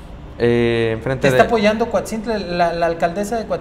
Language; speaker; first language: Spanish; native; Spanish